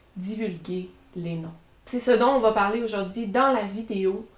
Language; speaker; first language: French; native; French